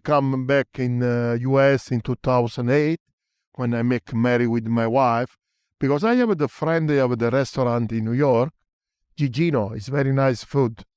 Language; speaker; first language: English; non-native, learner; Italian